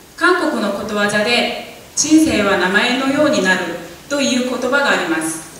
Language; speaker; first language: Japanese; non-native, fluent; Korean